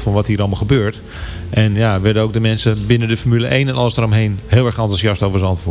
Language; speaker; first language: Dutch; native; Dutch